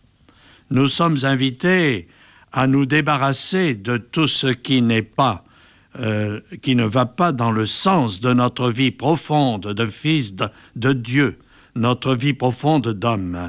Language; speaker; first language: French; native; French